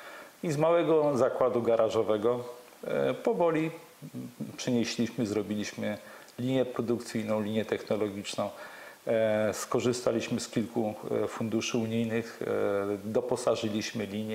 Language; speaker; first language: Polish; native; Polish